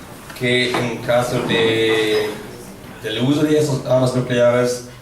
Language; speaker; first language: Spanish; non-native, fluent; German